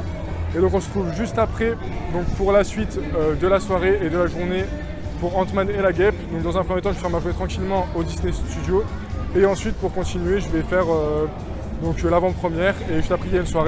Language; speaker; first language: French; native; French